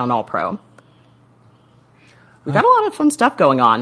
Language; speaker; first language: English; native; English